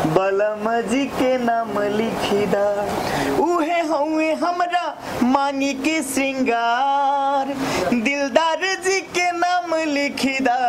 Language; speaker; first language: Hindi; native; Hindi